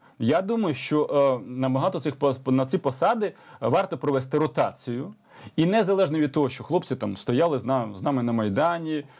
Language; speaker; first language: Ukrainian; native; Ukrainian